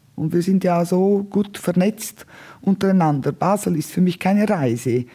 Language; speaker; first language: German; non-native, local second language; Romansh